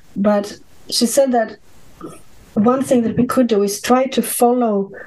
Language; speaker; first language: English; non-native, fluent; Swedish